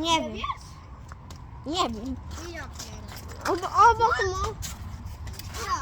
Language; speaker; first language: Polish; native; Polish